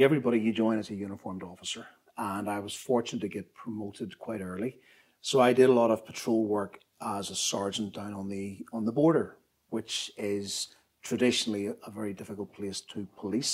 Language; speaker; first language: English; native; English